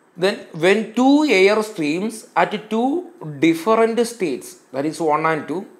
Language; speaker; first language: English; non-native, local second language; Malayalam